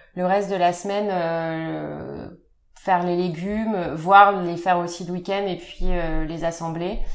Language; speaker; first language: French; native; French